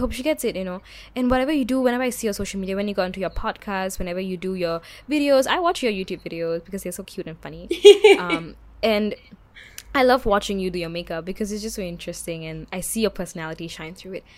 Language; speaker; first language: English; native; English